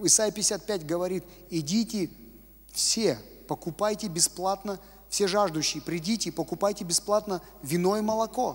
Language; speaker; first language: Russian; native; Russian